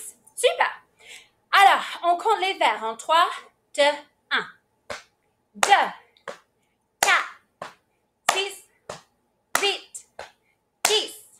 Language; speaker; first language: French; non-native, fluent; English